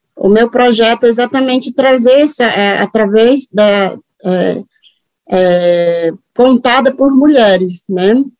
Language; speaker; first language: Portuguese; non-native, local second language; Guarani